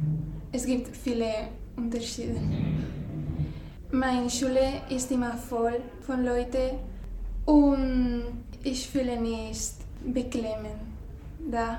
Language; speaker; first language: German; non-native, learner; Spanish